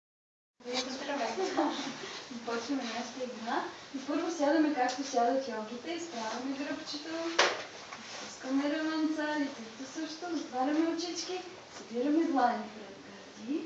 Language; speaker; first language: Bulgarian; native; Bulgarian